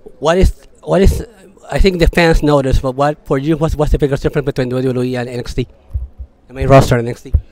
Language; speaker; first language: English; non-native, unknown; Spanish